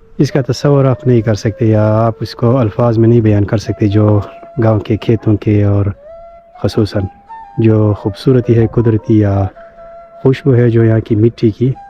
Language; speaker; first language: Urdu; non-native, local second language; Pashto